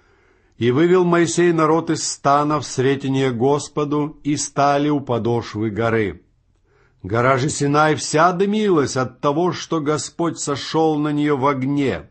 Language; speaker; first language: Russian; native; Russian